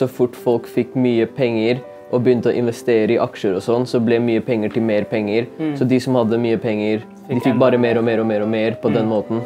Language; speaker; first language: Norwegian; native; Norwegian